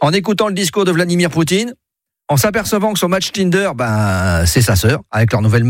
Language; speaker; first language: French; native; French